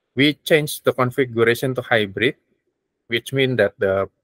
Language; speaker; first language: English; non-native, learner; Indonesian